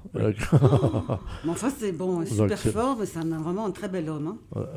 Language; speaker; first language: French; native; French